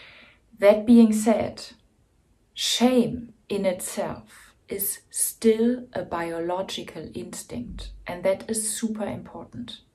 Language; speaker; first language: English; non-native, fluent; German